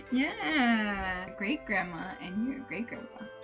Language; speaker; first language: English; native; English